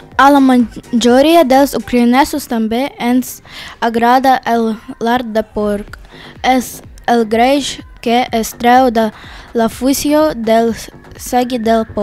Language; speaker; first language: Catalan; non-native, learner; Ukrainian